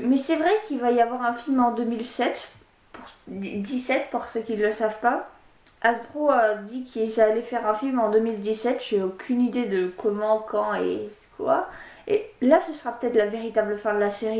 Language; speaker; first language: French; native; French